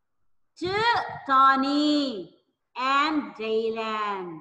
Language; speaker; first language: English; non-native, fluent; Thai